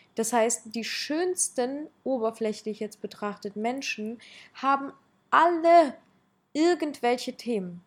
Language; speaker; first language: German; early bilingual, other home language; Russian